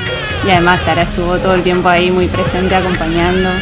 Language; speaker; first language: Spanish; native; Spanish